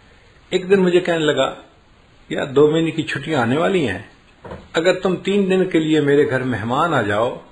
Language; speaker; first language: Urdu; native; Urdu